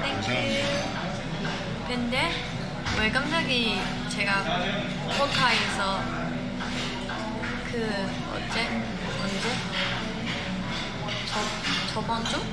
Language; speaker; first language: Korean; non-native, fluent; Chinese